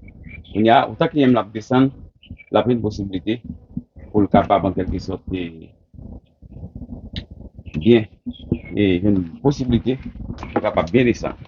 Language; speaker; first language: French; non-native, learner; Haitian Creole